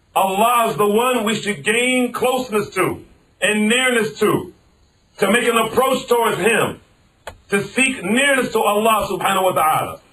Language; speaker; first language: English; native; English